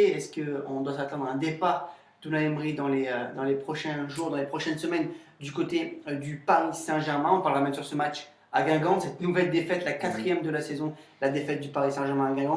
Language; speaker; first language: French; native; French